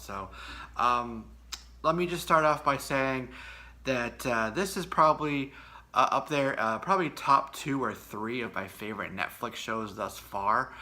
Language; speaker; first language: English; native; English